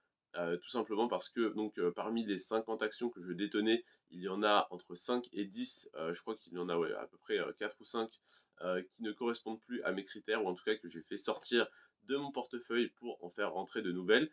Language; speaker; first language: French; native; French